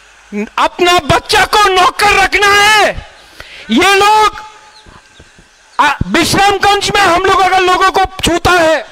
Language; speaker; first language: Hindi; non-native, local second language; Kok Borok